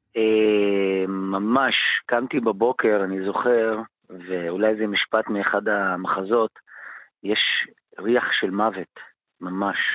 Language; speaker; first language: Hebrew; non-native, local second language; Arabic